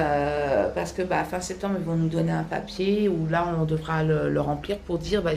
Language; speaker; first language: French; native; French